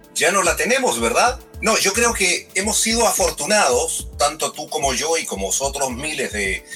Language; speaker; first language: Spanish; native; Spanish